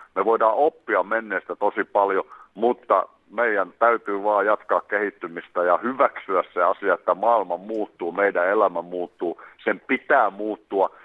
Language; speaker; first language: Finnish; native; Finnish